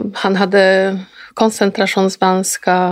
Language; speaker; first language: Norwegian; non-native, fluent; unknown